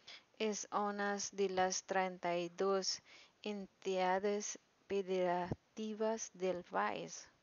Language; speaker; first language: Spanish; non-native, learner; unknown